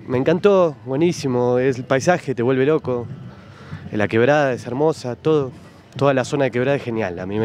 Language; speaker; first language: Spanish; native; Spanish